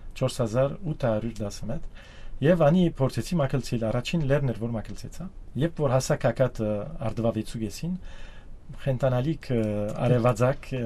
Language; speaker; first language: Armenian; early bilingual, heritage; Armenian